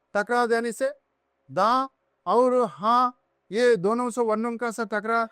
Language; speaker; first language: Hindi; non-native, local second language; Telugu